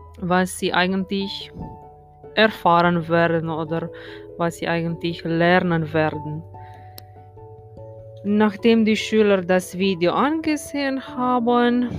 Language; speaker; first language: German; non-native, fluent; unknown